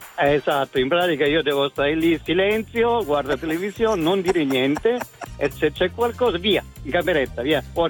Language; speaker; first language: Italian; native; Italian